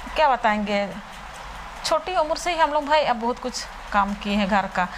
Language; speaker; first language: Hindi; non-native, local second language; Santali